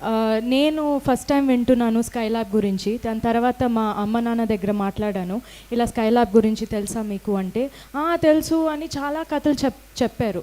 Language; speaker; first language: Telugu; non-native, fluent; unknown